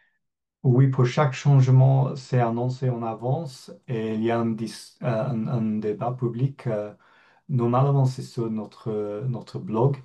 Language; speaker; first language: French; non-native, fluent; English